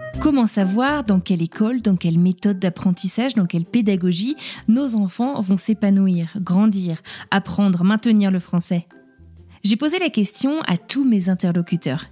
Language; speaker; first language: French; native; French